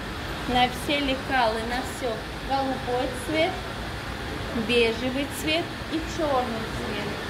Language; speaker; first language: Russian; non-native, local second language; Tajik